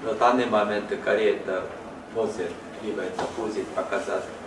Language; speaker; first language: Russian; non-native, learner; Korean